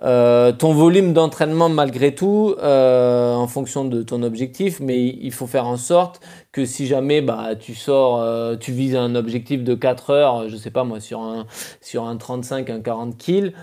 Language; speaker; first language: French; native; French